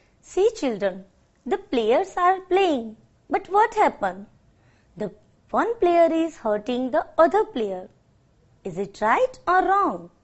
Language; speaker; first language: English; non-native, local second language; Gujarati